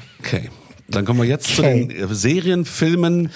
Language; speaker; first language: German; native; German